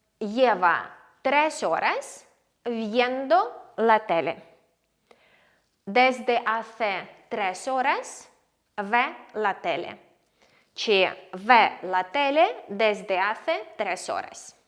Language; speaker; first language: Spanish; non-native, fluent; Ukrainian